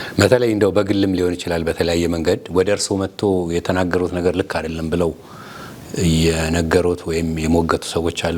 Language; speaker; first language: Amharic; native; Amharic